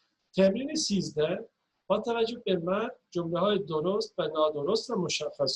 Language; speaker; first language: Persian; non-native, fluent; Turkish